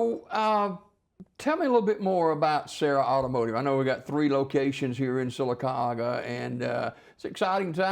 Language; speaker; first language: English; native; English